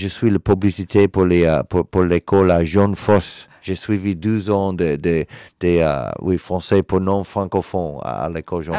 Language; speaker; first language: French; non-native, learner; English